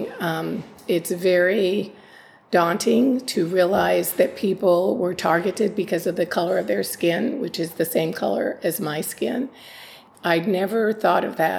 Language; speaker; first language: English; native; English